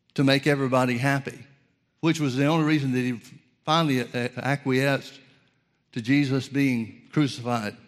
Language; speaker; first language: English; native; English